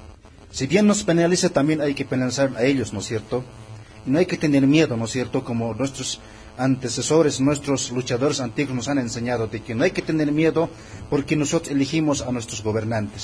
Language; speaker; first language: Spanish; native; Spanish